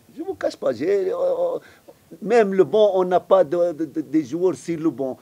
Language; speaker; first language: French; non-native, local second language; Arabic